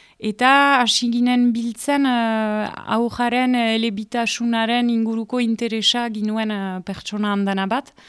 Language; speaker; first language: Basque; native; Basque